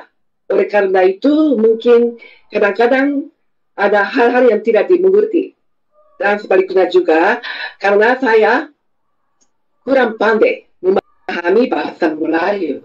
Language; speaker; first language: Indonesian; non-native, fluent; Japanese